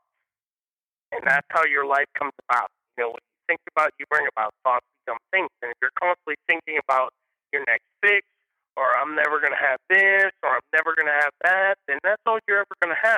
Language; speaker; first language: English; native; English